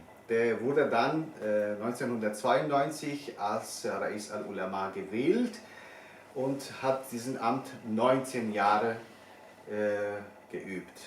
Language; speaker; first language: German; non-native, fluent; Bosnian